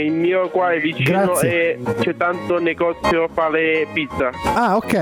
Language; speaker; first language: Italian; non-native, learner; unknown